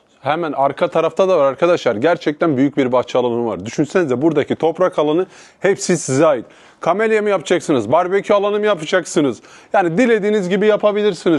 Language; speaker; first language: Turkish; native; Turkish